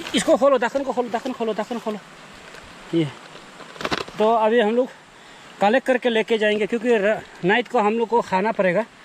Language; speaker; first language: Hindi; non-native, local second language; Nyishi